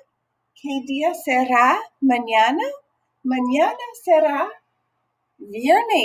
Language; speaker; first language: Spanish; non-native, fluent; English